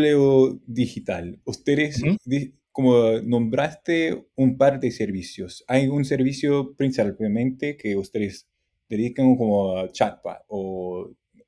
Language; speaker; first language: Spanish; non-native, fluent; English